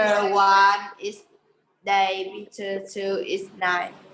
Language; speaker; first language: English; non-native, learner; Vietnamese